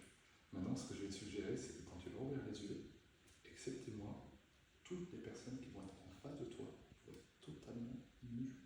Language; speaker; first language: French; native; French